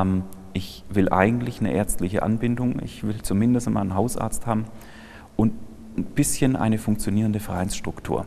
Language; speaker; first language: German; native; German